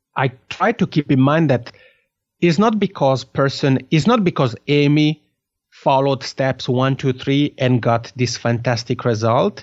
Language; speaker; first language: English; non-native, fluent; French